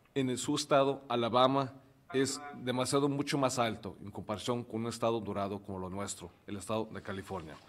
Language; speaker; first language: Spanish; early bilingual, heritage; Spanish